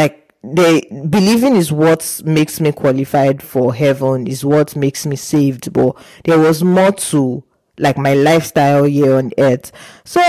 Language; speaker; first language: English; non-native, local second language; Yoruba